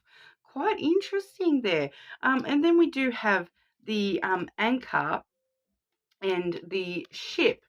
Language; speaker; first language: English; native; English